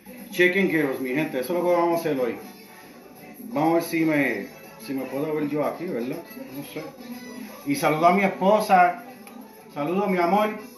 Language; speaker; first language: Spanish; early bilingual, heritage; Spanish